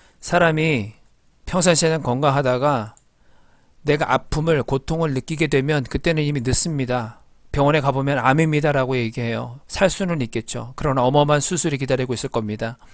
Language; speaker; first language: Korean; native; Korean